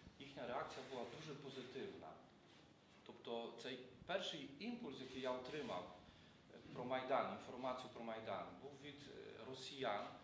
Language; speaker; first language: Ukrainian; non-native, local second language; Polish